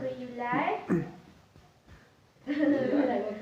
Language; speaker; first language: English; non-native, learner; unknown